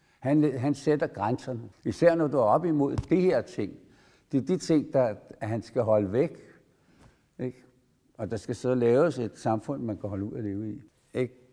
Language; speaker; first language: Danish; native; Danish